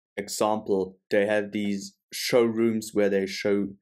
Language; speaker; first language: English; non-native, fluent; German